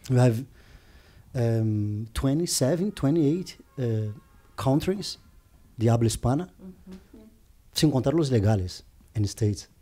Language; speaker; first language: English; non-native, learner; Portuguese